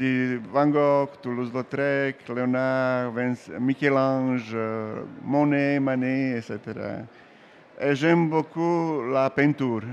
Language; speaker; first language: French; non-native, learner; Serbian